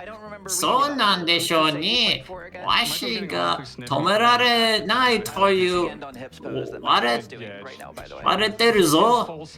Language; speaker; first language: Japanese; non-native, learner; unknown